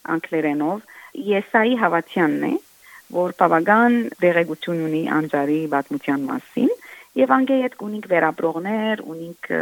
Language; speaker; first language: Armenian; native; Armenian